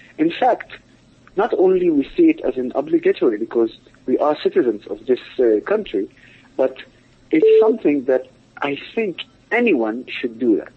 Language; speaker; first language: English; non-native, fluent; Arabic